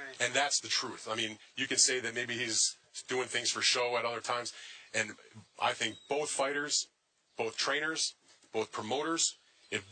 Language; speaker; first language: English; native; English